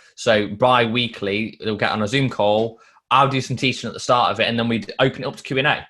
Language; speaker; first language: English; native; English